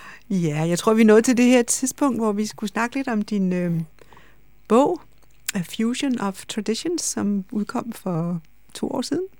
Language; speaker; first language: Danish; native; Danish